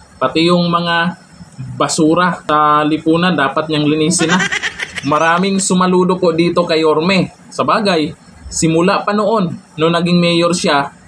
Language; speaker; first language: Filipino; native; Filipino